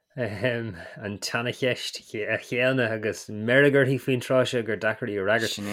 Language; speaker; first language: Irish; native; Irish